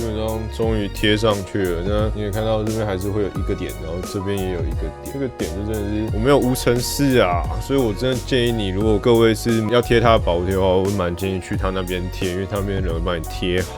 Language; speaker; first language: Chinese; native; Chinese